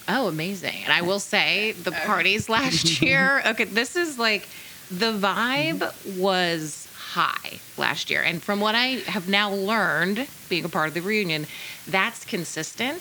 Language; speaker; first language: English; native; English